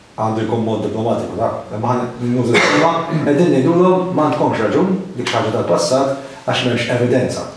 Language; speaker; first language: Maltese; native; Maltese